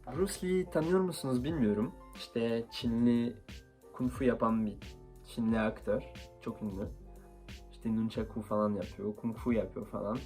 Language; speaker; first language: Turkish; early bilingual, heritage; Turkish